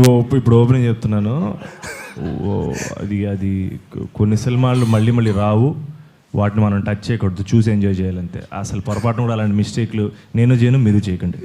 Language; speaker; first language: Telugu; native; Telugu